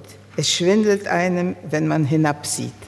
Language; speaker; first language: German; non-native, fluent; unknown